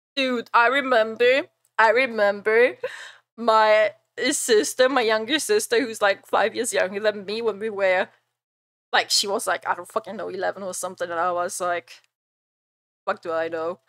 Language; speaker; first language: English; non-native, fluent; German